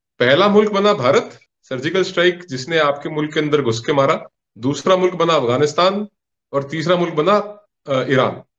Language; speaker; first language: Hindi; native; Hindi